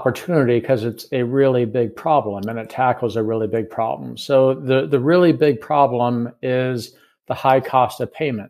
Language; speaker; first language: English; native; English